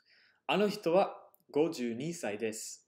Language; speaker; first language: Japanese; non-native, fluent; English